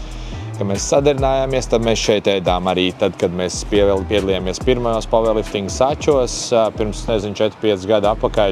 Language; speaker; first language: Latvian; native; Latvian